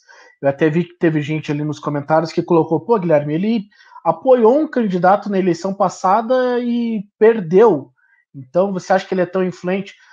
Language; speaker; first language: Portuguese; native; Portuguese